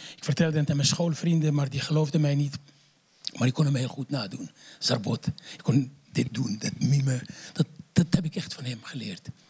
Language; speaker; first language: Dutch; non-native, fluent; Arabic